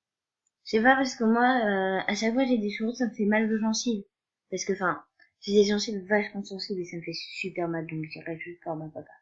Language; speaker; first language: French; native; French